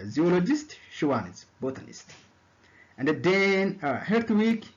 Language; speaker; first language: English; non-native, local second language; Amharic